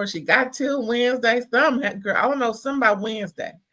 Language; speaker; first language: English; native; English